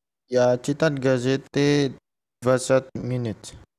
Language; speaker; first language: Russian; non-native, learner; Indonesian